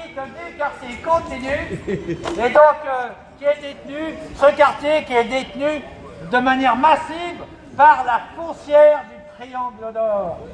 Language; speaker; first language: French; native; French